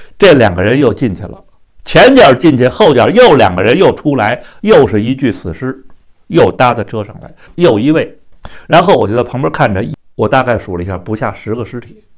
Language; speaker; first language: Chinese; native; Chinese